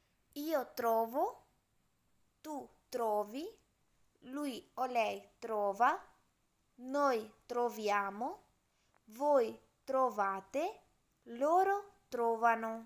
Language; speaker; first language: Italian; non-native, learner; Urdu